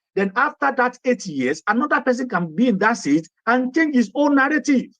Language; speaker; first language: English; non-native, local second language; Yoruba